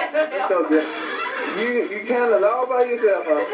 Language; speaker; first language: English; native; English